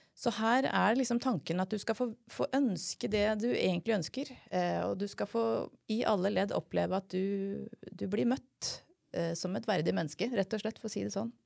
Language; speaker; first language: Norwegian; early bilingual, heritage; Norwegian